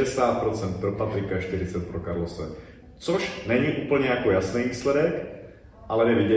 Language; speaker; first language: Czech; native; Czech